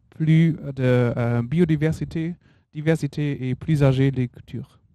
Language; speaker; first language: French; non-native, learner; German